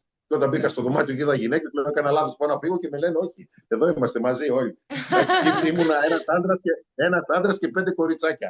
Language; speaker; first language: Greek; native; Greek